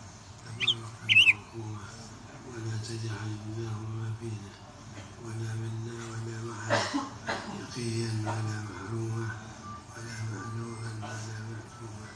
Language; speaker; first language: Arabic; non-native, fluent; Indonesian